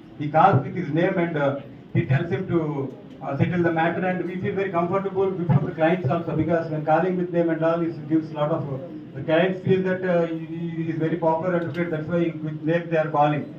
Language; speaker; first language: English; non-native, local second language; Telugu